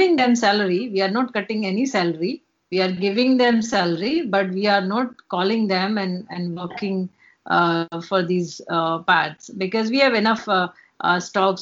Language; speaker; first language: English; non-native, local second language; Hindi